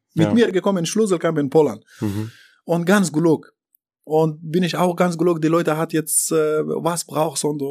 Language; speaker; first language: German; non-native, learner; Persian